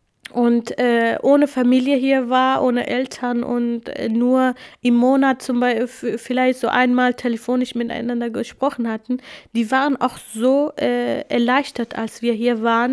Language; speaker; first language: German; non-native, fluent; Kurdish